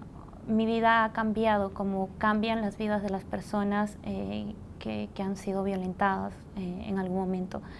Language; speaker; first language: Spanish; native; Spanish